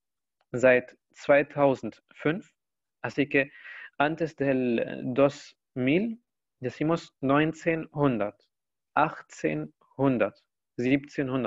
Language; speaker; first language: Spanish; non-native, learner; Arabic